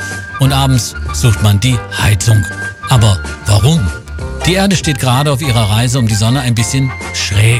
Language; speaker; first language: German; native; German